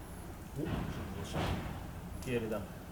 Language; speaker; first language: Japanese; native; Japanese